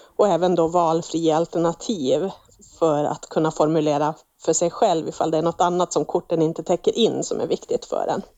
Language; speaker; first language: Swedish; native; Swedish